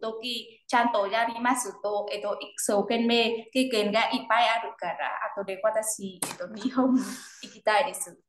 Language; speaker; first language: Japanese; non-native, learner; Vietnamese